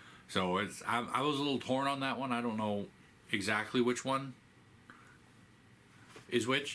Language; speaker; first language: English; native; English